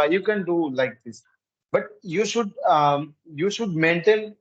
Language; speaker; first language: English; non-native, learner; Hindi